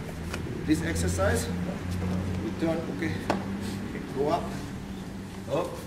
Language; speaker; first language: English; non-native, learner; German